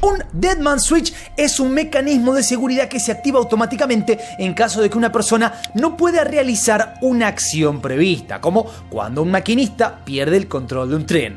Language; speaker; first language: Spanish; native; Spanish